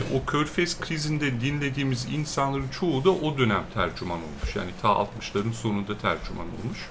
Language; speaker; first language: Turkish; early bilingual, heritage; Turkish